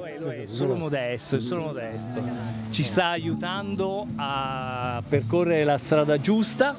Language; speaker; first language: Italian; native; Italian